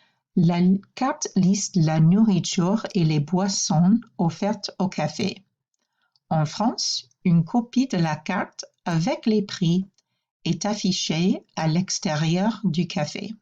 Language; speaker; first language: French; non-native, fluent; English